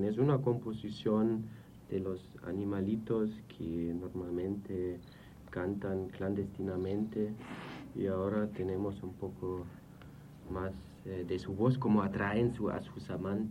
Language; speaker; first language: Spanish; non-native, fluent; German